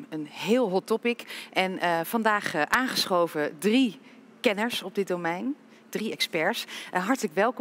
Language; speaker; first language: Dutch; native; Dutch